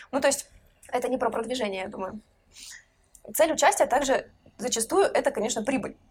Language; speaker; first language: Russian; native; Russian